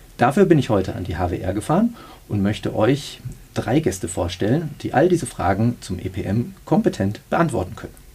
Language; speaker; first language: German; native; German